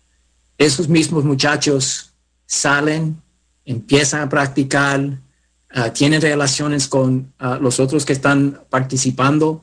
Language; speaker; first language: Spanish; early bilingual, heritage; Spanish